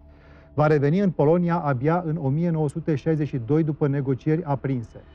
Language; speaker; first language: Romanian; native; Romanian